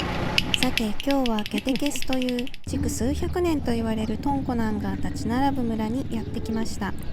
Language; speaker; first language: Japanese; native; Japanese